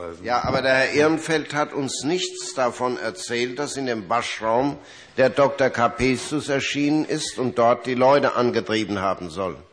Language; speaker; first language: German; native; German